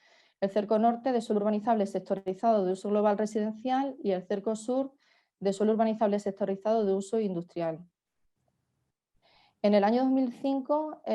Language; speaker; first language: Spanish; native; Spanish